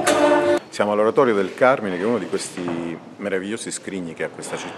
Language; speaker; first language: Italian; native; Italian